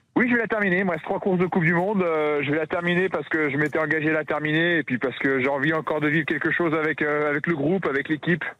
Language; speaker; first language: French; native; French